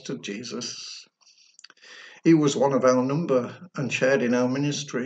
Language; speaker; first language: English; native; English